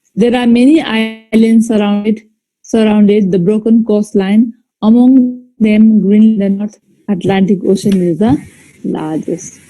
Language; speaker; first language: English; non-native, local second language; Nepali